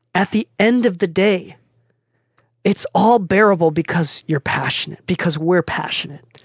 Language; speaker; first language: English; non-native, fluent; Japanese